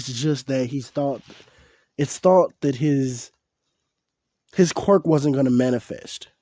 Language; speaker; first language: English; native; English